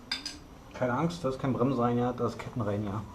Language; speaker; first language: German; native; German